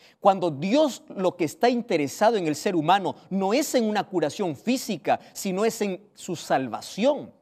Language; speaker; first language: Spanish; native; Spanish